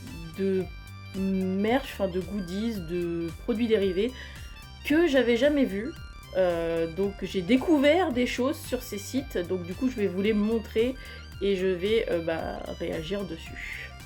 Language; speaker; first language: French; native; French